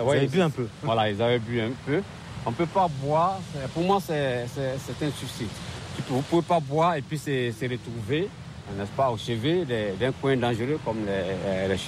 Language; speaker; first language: French; non-native, fluent; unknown